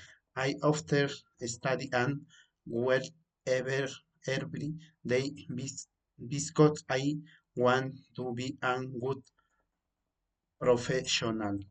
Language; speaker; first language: English; non-native, learner; Spanish